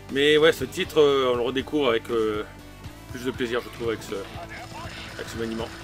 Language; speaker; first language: French; native; French